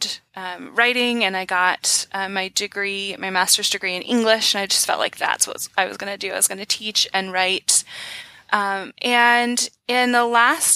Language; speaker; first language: English; native; English